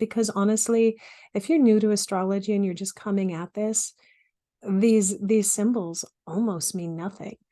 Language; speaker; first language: English; native; English